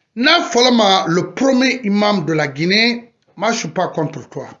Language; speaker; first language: French; non-native, local second language; Susu